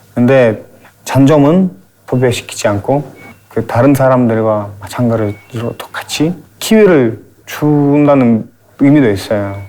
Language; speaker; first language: Korean; non-native, fluent; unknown